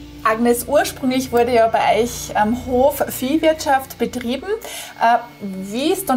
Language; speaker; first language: German; native; German